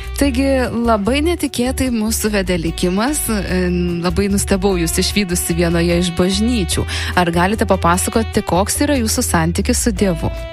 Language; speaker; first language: Lithuanian; native; Lithuanian